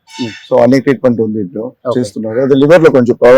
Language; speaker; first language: Telugu; non-native, local second language; Tamil